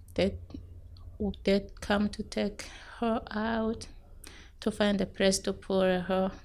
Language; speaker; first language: English; non-native, local second language; Rundi